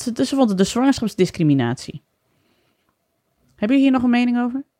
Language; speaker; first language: Dutch; native; Dutch